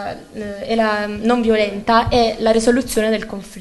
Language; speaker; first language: Italian; native; Italian